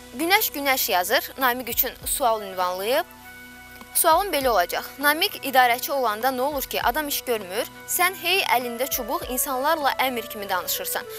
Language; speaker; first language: Azerbaijani; native; Azerbaijani